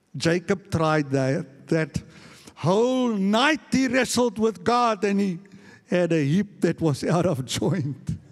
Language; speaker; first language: English; non-native, local second language; Afrikaans